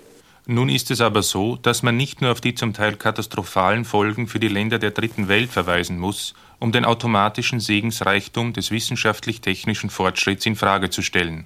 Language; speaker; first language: German; native; German